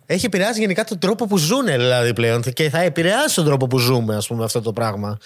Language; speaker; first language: Greek; native; Greek